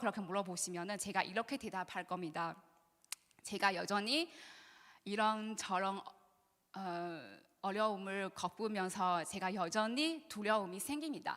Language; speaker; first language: Korean; non-native, learner; Chinese